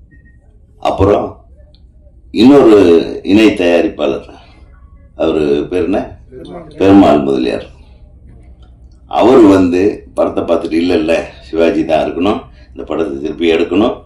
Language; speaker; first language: Tamil; native; Tamil